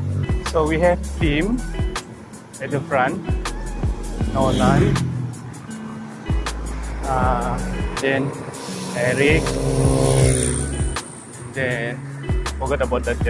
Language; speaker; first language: English; non-native, local second language; Malay